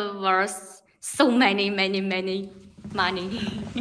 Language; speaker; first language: English; non-native, learner; Chinese